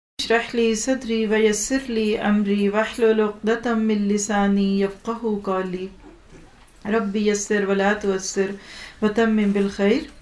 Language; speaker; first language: Urdu; native; Urdu